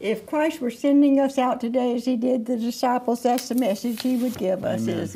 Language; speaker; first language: English; native; English